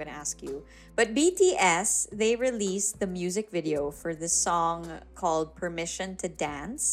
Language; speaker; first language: English; non-native, local second language; Filipino